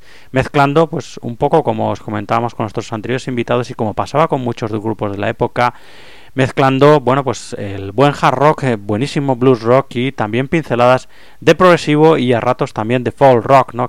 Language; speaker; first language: Spanish; native; Spanish